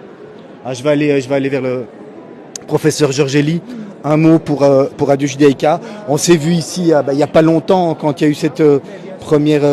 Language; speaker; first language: French; native; French